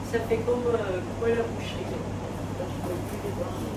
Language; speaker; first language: French; native; French